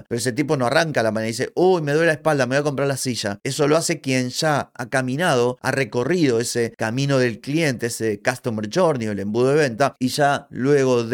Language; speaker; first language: Spanish; native; Spanish